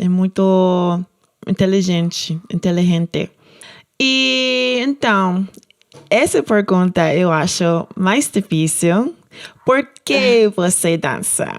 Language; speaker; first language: Portuguese; non-native, learner; English